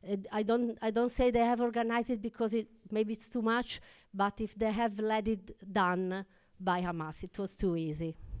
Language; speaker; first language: English; non-native, fluent; Italian